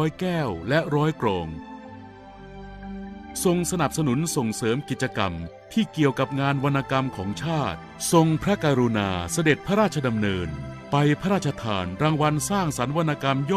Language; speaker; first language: Thai; native; Thai